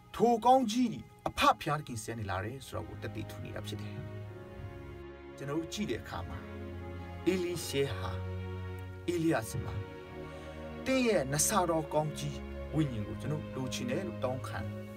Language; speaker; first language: Burmese; non-native, local second language; Thado Chin